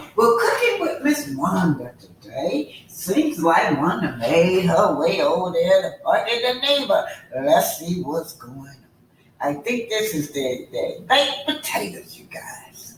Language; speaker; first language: English; native; English